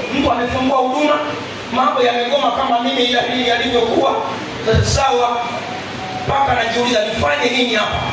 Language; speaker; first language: Swahili; non-native, local second language; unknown